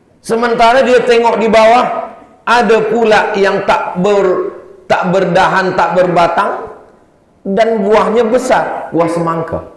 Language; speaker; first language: Malay; native; Malay